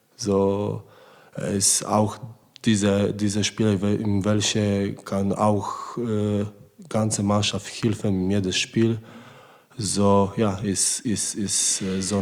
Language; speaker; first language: German; non-native, learner; Polish